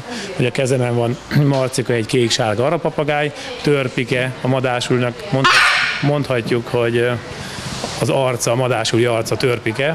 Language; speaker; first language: Hungarian; native; Hungarian